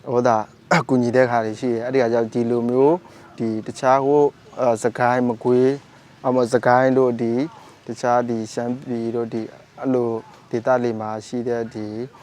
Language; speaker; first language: Burmese; non-native, local second language; S'gaw Karen